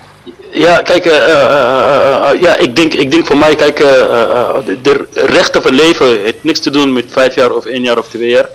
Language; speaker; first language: Dutch; non-native, fluent; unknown